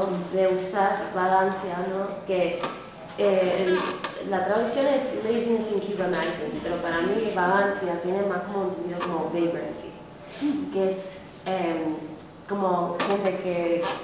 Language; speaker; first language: Spanish; non-native, fluent; English